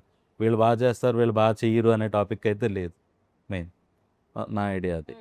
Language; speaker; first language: Telugu; native; Telugu